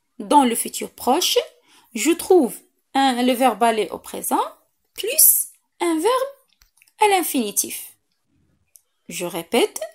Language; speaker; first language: French; non-native, local second language; Arabic